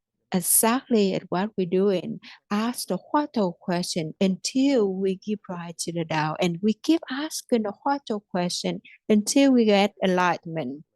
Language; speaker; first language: English; non-native, fluent; Vietnamese